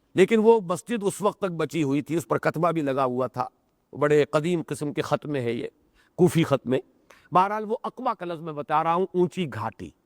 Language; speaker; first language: Urdu; native; Urdu